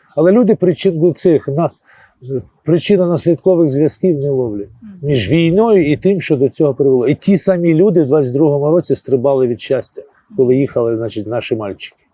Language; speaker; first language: Ukrainian; native; Ukrainian